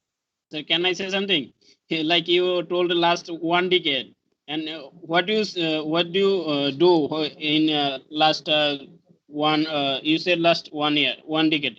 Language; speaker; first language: English; non-native, learner; Bangla